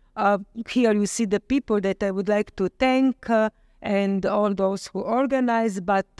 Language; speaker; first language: English; non-native, fluent; Slovenian